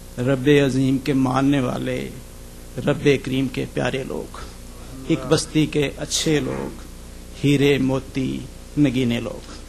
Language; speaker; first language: Urdu; native; Urdu